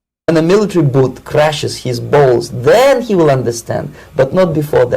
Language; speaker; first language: English; non-native, fluent; Russian